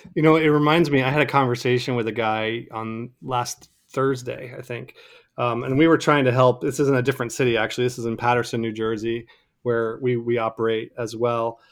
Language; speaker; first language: English; native; English